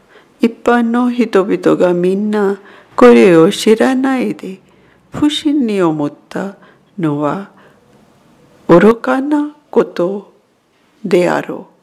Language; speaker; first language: Japanese; non-native, fluent; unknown